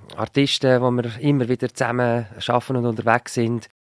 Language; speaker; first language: German; native; German